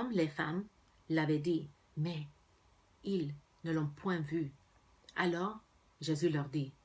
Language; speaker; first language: French; non-native, fluent; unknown